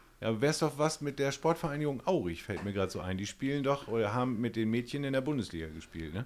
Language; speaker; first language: German; native; German